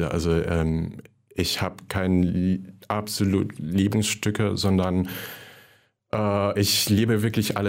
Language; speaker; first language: German; non-native, fluent; Cantonese